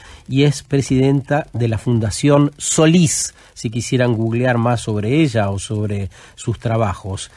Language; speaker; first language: Spanish; native; Spanish